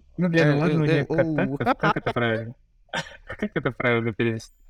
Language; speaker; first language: Russian; native; Russian